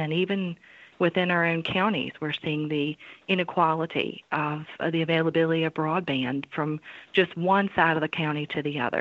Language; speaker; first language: English; native; English